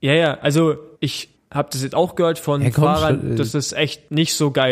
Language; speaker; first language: German; native; German